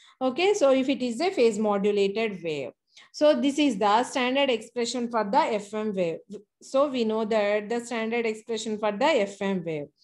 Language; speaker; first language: English; non-native, local second language; Telugu